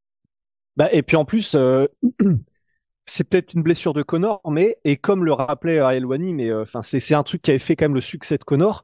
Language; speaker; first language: French; native; French